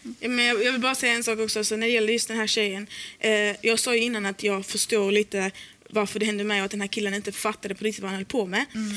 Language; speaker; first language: Swedish; early bilingual, other home language; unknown